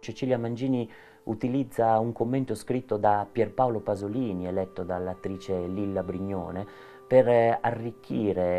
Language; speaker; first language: Italian; native; Italian